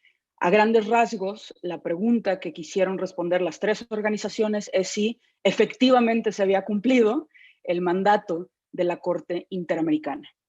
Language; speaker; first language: Spanish; native; Spanish